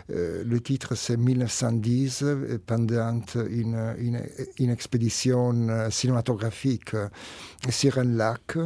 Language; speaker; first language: French; non-native, fluent; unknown